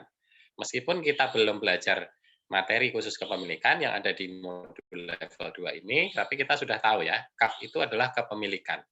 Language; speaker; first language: Indonesian; native; Indonesian